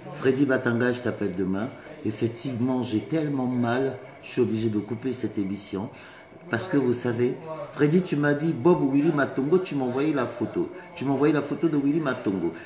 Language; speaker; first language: French; non-native, local second language; Lingala